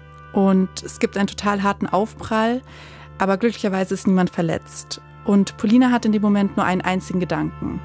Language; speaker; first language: German; native; German